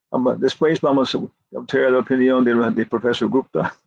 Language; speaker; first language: Spanish; non-native, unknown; English